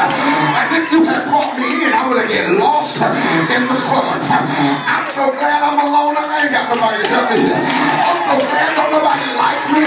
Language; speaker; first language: English; native; English